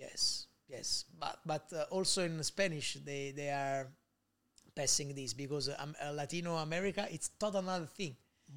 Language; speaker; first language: English; non-native, learner; Italian